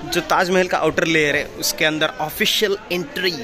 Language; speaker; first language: Hindi; non-native, local second language; Marathi